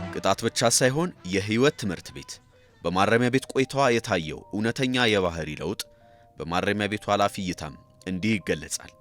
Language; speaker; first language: Amharic; native; Amharic